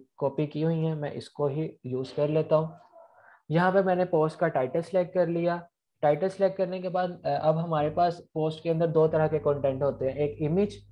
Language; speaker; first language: Urdu; non-native, local second language; Punjabi